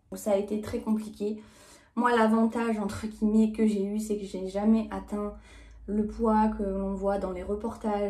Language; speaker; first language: French; native; French